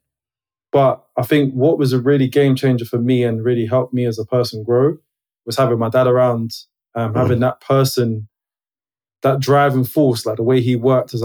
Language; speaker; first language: English; native; English